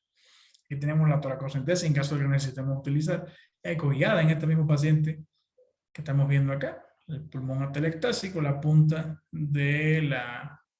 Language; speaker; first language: Spanish; native; Spanish